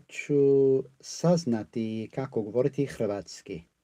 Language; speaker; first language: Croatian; non-native, learner; English